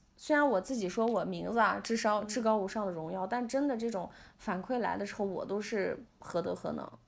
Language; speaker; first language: Chinese; non-native, local second language; Uyghur